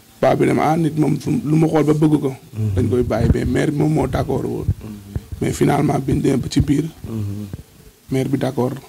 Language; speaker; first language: Wolof; non-native, local second language; Serer